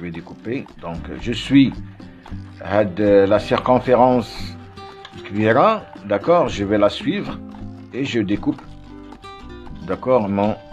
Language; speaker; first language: French; non-native, local second language; Arabic